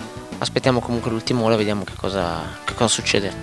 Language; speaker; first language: Italian; native; Italian